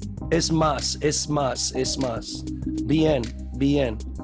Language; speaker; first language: Spanish; non-native, learner; English